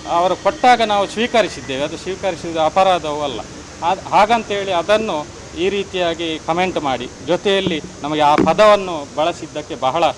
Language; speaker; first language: Kannada; non-native, local second language; Tulu